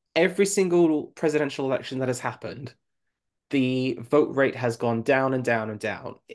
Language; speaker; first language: English; native; English